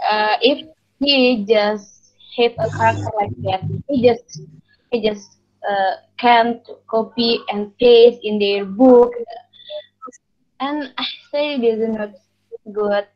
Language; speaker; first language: English; non-native, learner; Indonesian